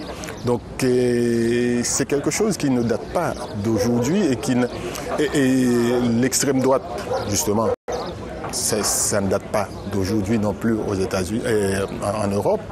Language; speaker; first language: French; non-native, local second language; Haitian Creole